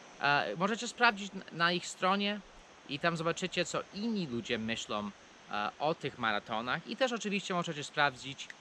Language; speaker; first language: Polish; non-native, fluent; English